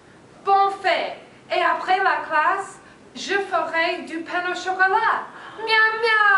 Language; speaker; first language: French; non-native, learner; English